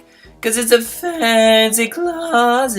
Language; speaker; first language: English; native; English